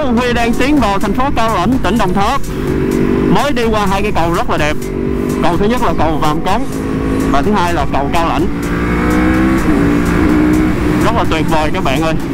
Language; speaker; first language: Vietnamese; native; Vietnamese